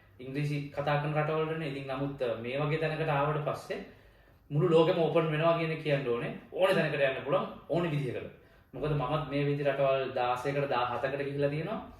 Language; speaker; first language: Sinhala; native; Sinhala